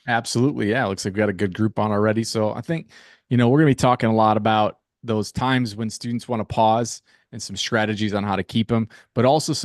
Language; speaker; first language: English; native; English